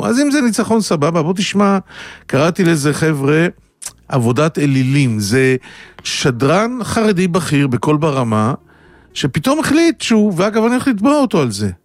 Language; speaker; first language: Hebrew; native; Hebrew